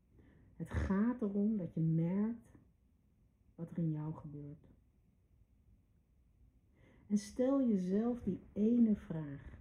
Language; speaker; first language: Dutch; native; Dutch